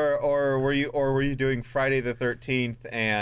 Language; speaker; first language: English; native; English